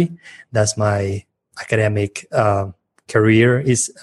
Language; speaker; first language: English; non-native, fluent; Spanish